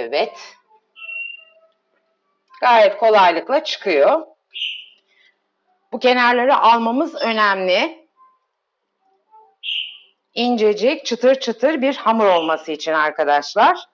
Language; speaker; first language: Turkish; native; Turkish